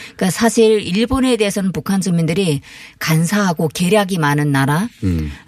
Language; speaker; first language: Korean; native; Korean